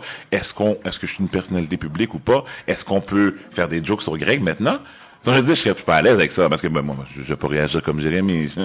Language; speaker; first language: French; native; French